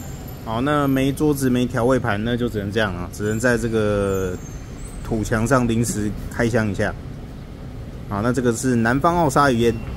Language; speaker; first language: Chinese; native; Chinese